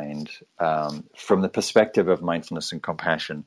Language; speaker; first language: English; native; English